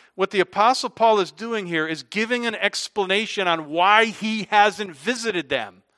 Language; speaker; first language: English; native; English